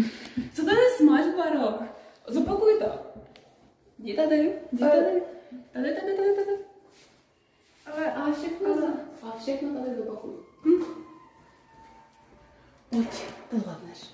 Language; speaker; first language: Czech; non-native, learner; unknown